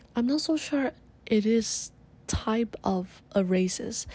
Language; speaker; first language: English; non-native, learner; Chinese